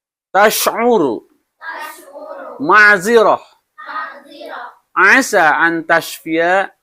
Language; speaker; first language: Arabic; non-native, local second language; Indonesian